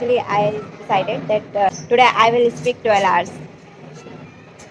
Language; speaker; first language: English; non-native, learner; Hindi